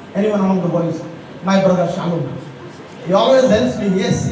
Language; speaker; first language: English; non-native, local second language; Marathi